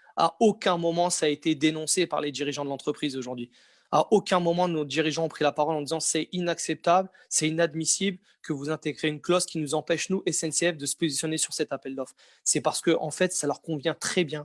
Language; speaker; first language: French; native; French